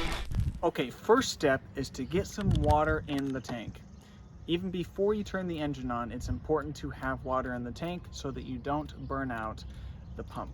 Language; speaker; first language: English; native; English